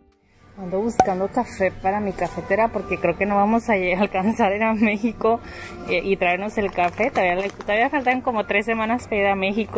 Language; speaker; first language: Spanish; native; Spanish